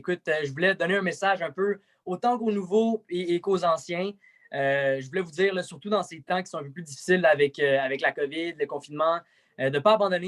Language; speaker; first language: French; native; French